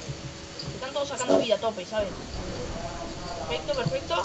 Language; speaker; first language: Spanish; native; Spanish